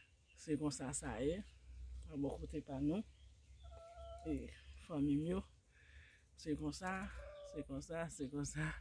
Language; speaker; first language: French; non-native, learner; Haitian Creole